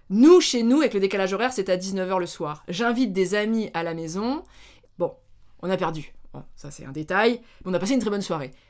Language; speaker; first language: French; native; French